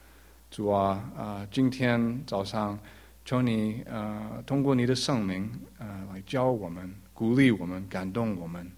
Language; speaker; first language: Chinese; early bilingual, heritage; English